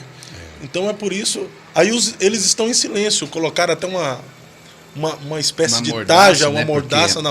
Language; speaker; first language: Portuguese; native; Portuguese